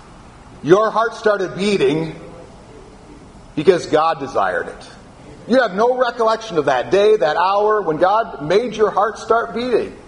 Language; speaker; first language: English; native; English